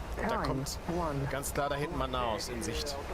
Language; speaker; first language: German; native; German